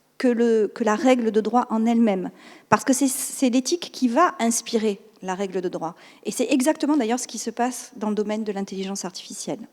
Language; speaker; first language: French; native; French